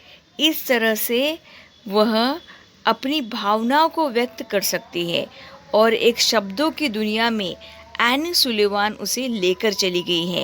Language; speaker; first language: Hindi; native; Hindi